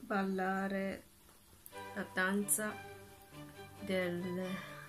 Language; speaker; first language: Italian; non-native, learner; Japanese